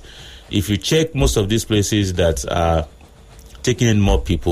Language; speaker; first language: English; non-native, local second language; Yoruba